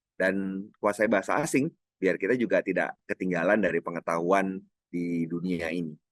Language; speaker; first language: Indonesian; non-native, local second language; Minangkabau